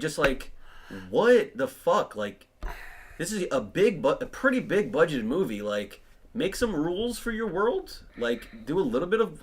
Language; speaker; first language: English; native; English